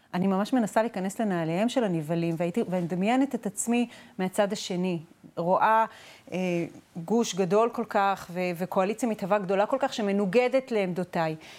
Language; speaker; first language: Hebrew; native; Hebrew